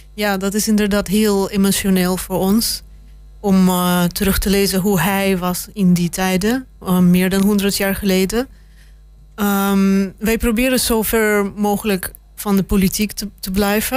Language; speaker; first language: Dutch; non-native, fluent; Russian